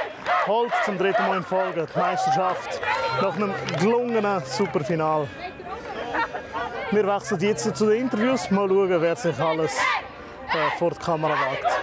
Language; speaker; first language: German; native; German